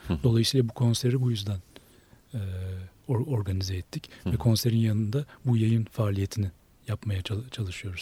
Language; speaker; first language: Turkish; native; Turkish